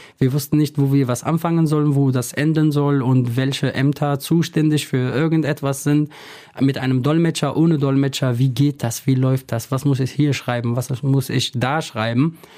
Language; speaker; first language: German; non-native, fluent; Kurdish